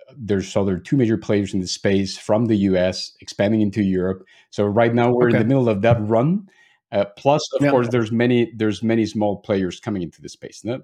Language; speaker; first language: English; non-native, fluent; Spanish